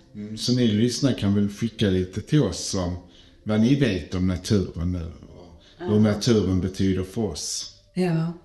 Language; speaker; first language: Swedish; native; Swedish